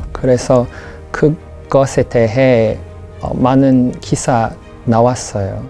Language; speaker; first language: Korean; non-native, fluent; English